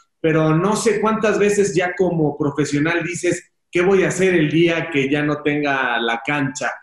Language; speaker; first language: Spanish; native; Spanish